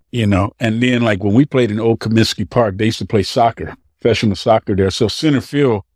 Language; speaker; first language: English; native; English